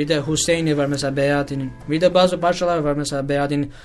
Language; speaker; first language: Turkish; non-native, learner; Albanian